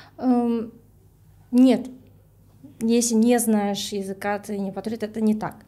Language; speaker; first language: Russian; non-native, local second language; Kyrgyz